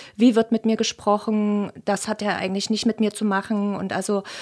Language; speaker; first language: German; native; German